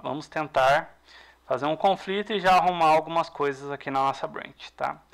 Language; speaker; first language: Portuguese; native; Portuguese